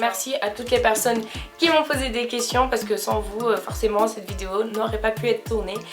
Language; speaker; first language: French; native; French